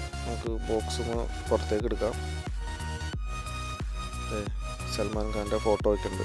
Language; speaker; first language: Malayalam; native; Malayalam